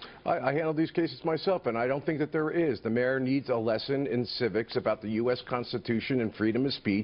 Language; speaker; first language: English; native; English